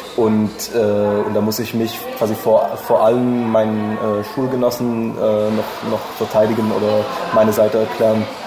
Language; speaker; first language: German; non-native, fluent; English